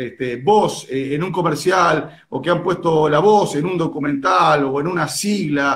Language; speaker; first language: Spanish; native; Spanish